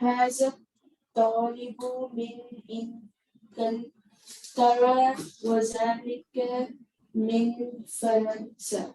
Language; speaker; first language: Arabic; non-native, learner; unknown